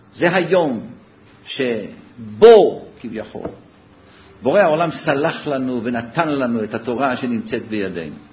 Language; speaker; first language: Hebrew; native; Hebrew